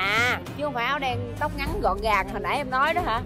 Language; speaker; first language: Vietnamese; native; Vietnamese